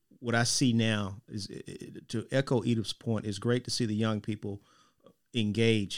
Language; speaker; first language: English; native; English